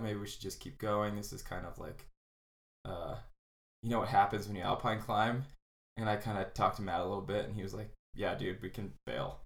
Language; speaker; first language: English; native; English